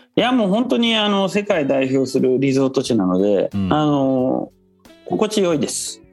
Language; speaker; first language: Japanese; native; Japanese